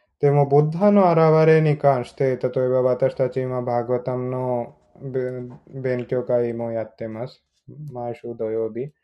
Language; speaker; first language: Japanese; non-native, learner; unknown